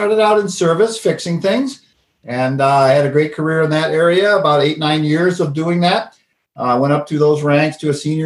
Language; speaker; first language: English; native; English